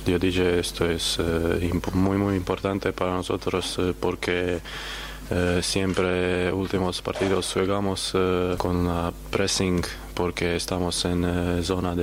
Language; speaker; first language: Spanish; non-native, learner; Croatian